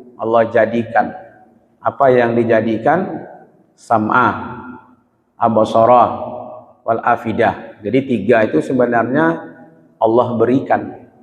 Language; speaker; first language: Malay; non-native, local second language; Minangkabau